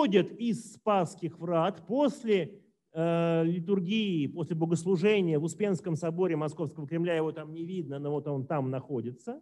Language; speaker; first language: Russian; native; Russian